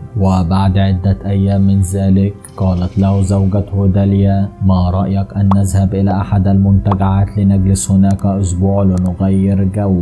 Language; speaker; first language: Arabic; native; Arabic